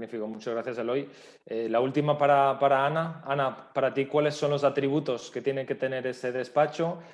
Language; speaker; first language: Spanish; native; Spanish